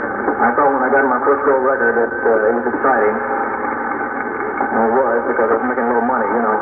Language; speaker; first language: English; native; English